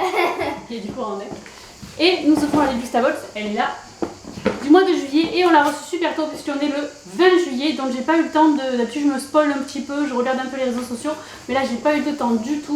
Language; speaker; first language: French; native; French